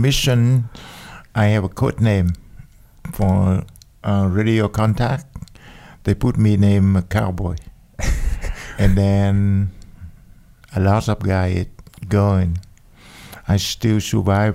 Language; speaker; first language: English; non-native, learner; Vietnamese